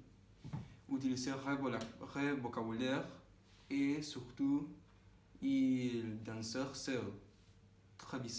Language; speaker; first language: French; non-native, learner; Spanish